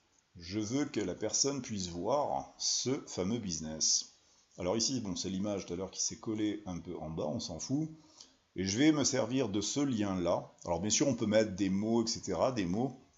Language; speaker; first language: French; native; French